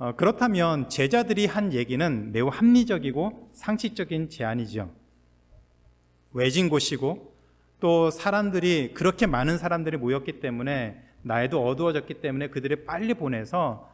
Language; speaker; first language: Korean; native; Korean